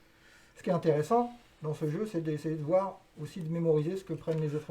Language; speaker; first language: French; native; French